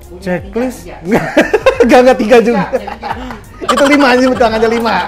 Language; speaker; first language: Indonesian; native; Indonesian